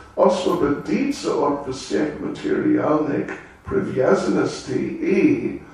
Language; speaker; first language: Russian; non-native, learner; English